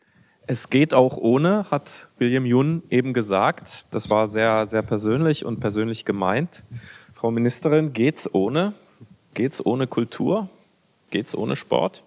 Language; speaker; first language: German; native; German